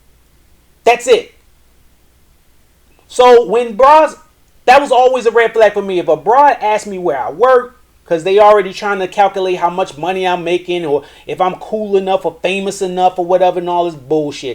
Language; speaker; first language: English; native; English